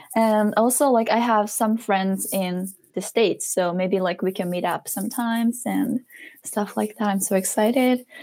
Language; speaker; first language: English; non-native, fluent; Japanese